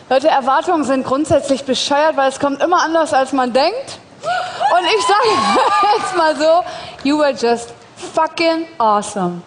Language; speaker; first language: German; native; German